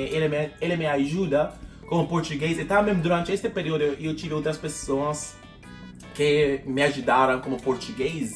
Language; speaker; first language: Portuguese; non-native, fluent; English